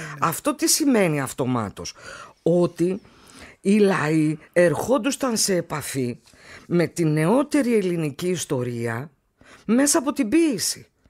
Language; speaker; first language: Greek; native; Greek